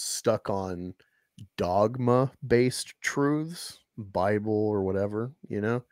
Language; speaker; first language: English; native; English